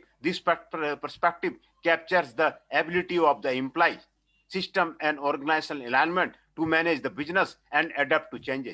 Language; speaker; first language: English; non-native, local second language; Hindi